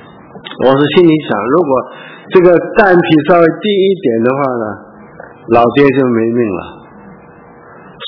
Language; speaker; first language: Chinese; early bilingual, heritage; Chinese